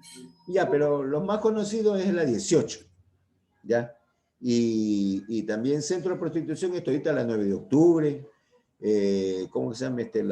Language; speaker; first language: Spanish; native; Spanish